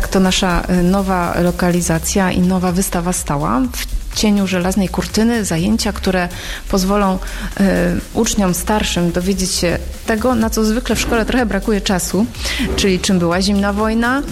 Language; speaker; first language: Polish; native; Polish